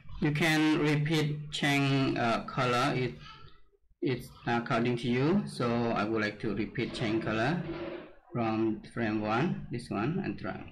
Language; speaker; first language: English; non-native, learner; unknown